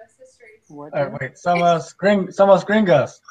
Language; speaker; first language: English; native; English